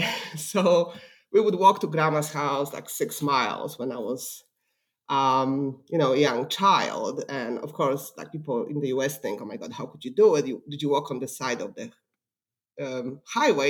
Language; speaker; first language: English; non-native, fluent; Polish